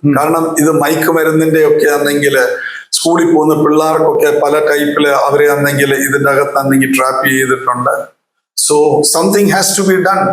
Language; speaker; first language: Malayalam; early bilingual, heritage; Malayalam